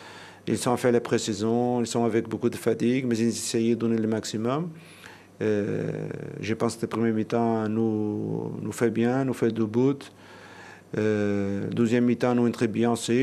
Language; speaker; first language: French; non-native, learner; Portuguese